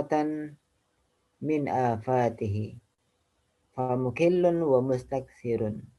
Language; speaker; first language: Arabic; non-native, fluent; Indonesian